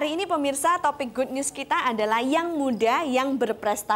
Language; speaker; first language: Indonesian; native; Indonesian